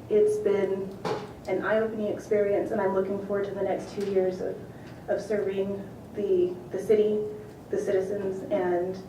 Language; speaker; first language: English; native; English